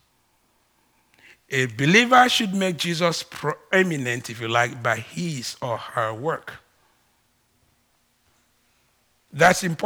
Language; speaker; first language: English; non-native, local second language; Ibibio